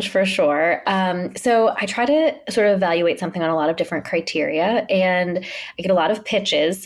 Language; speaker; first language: English; native; English